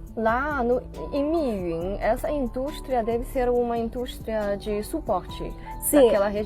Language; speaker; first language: Portuguese; non-native, fluent; Chinese